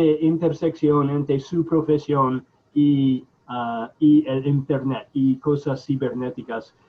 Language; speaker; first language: Spanish; non-native, fluent; English